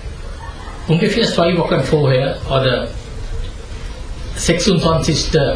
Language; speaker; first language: German; non-native, fluent; Sinhala